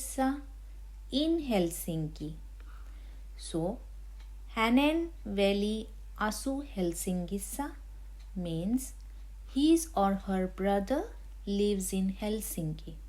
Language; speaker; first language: Finnish; non-native, learner; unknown